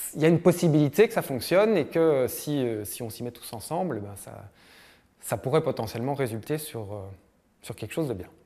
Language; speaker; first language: French; native; French